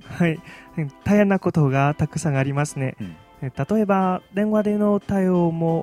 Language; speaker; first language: Japanese; non-native, fluent; Vietnamese